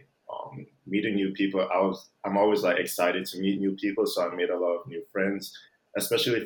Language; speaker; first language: English; non-native, local second language; Jamaican Creole English